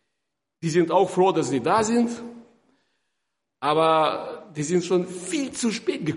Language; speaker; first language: German; non-native, fluent; Russian